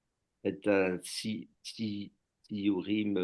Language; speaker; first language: Hebrew; non-native, learner; French